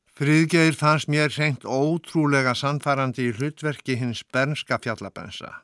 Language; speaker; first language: Icelandic; native; Icelandic